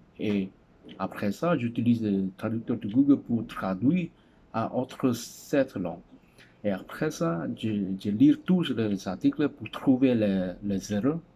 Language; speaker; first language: French; non-native, learner; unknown